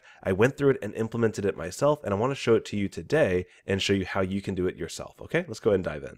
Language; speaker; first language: English; native; English